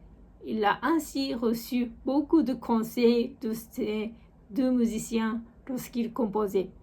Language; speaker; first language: French; non-native, fluent; Japanese